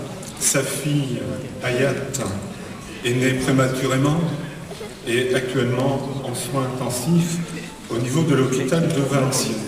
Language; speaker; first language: French; native; French